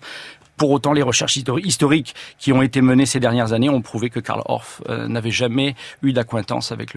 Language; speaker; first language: French; native; French